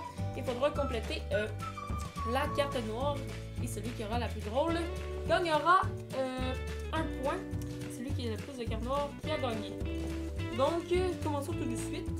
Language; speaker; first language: French; native; French